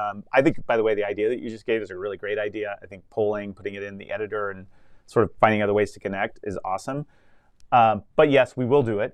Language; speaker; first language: English; native; English